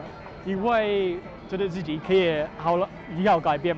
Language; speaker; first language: Chinese; non-native, learner; English